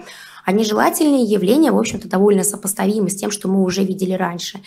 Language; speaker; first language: Russian; native; Russian